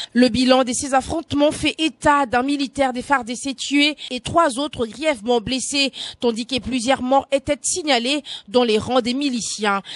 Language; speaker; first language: French; non-native, local second language; Lingala